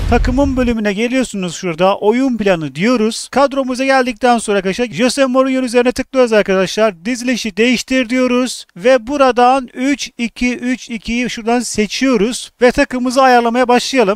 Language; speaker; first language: Turkish; native; Turkish